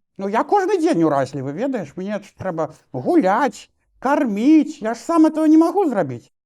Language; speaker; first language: Belarusian; non-native, local second language; Russian